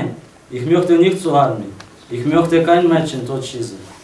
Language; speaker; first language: German; non-native, learner; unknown